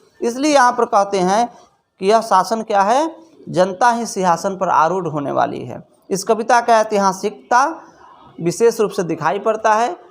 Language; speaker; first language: Hindi; native; Hindi